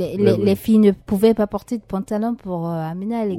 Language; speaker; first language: French; non-native, local second language; Sango